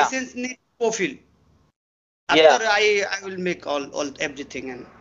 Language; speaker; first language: English; non-native, learner; Bangla